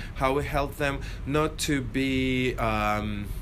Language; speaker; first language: English; non-native, fluent; Russian